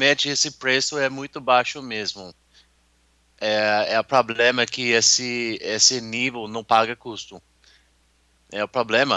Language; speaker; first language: Portuguese; non-native, learner; English